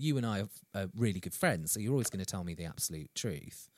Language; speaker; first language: English; non-native, fluent; Swedish